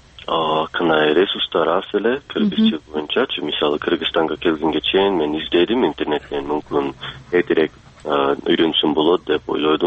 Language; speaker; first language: Kyrgyz; non-native, learner; English